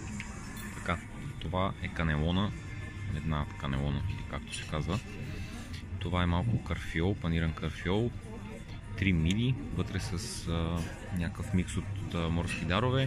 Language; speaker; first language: Bulgarian; native; Bulgarian